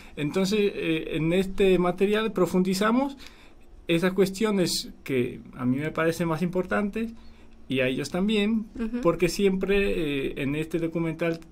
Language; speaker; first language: Spanish; non-native, fluent; Polish